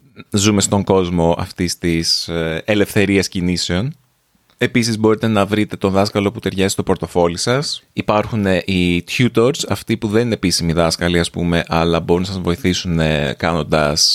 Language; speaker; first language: Greek; native; Greek